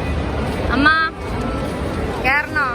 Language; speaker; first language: Malayalam; native; Malayalam